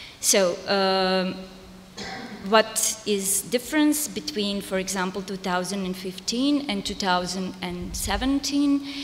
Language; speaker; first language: English; non-native, fluent; Serbian